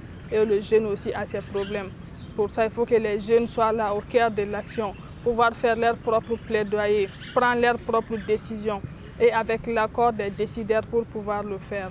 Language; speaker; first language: French; non-native, local second language; Bambara